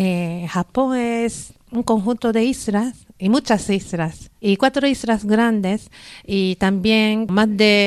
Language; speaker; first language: Spanish; non-native, learner; Japanese